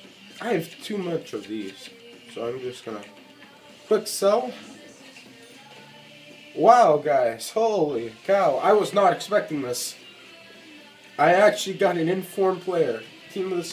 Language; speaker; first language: English; native; English